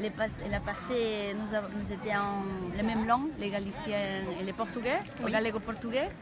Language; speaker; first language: French; non-native, learner; Galician